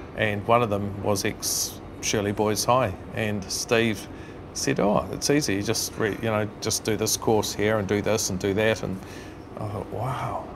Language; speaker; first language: English; native; English